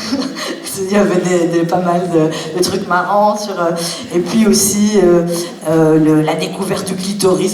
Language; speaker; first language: French; native; French